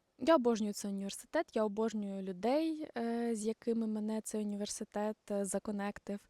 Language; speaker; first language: Ukrainian; non-native, local second language; Russian